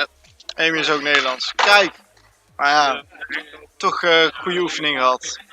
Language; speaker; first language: Dutch; native; Dutch